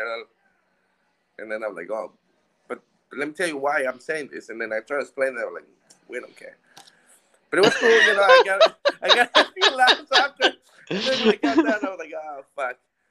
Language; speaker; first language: English; non-native, fluent; Spanish